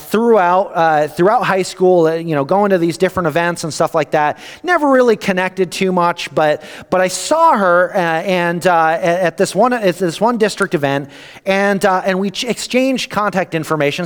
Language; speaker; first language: English; native; English